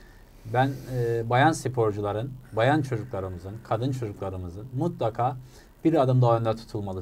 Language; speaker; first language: Turkish; native; Turkish